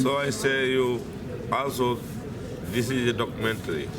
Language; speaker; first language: English; non-native, learner; Hindi